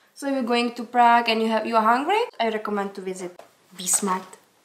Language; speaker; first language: English; non-native, learner; Czech